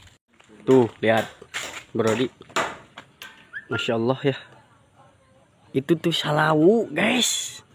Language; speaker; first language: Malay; non-native, local second language; Sundanese